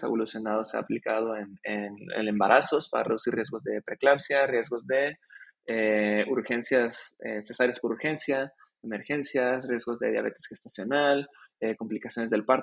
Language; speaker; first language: Spanish; native; Spanish